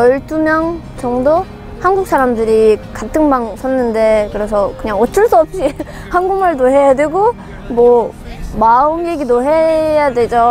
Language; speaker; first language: Korean; non-native, fluent; Russian